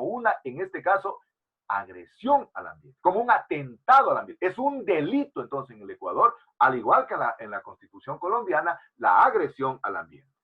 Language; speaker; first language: Spanish; native; Spanish